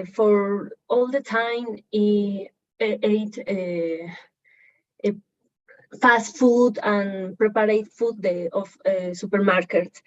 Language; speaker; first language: English; non-native, learner; Spanish